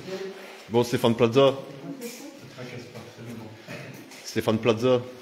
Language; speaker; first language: French; native; French